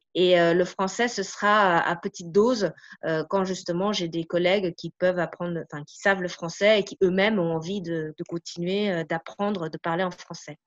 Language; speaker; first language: French; native; French